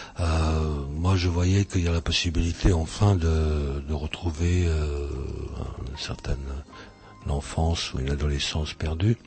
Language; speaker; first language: French; early bilingual, other home language; Czech